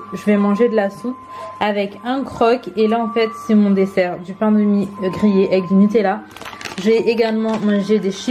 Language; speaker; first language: French; native; French